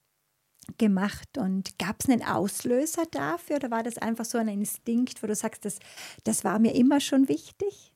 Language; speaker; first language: German; native; German